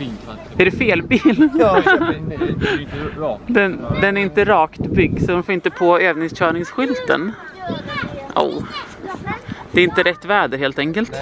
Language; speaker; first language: Swedish; native; Swedish